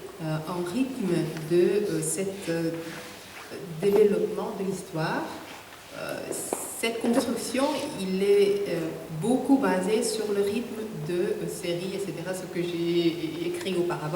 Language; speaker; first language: French; non-native, fluent; Korean